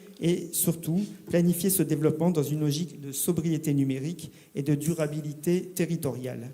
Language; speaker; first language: French; native; French